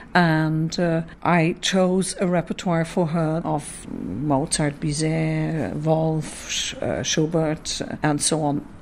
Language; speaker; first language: English; non-native, fluent; Dutch